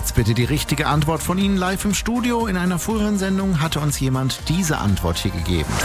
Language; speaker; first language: German; native; German